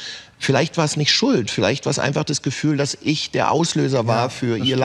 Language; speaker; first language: German; native; German